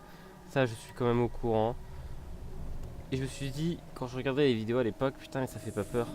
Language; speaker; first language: French; native; French